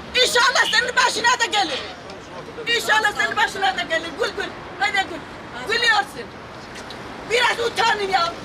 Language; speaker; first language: Turkish; non-native, local second language; Kurdish